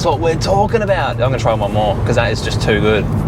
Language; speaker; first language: English; native; English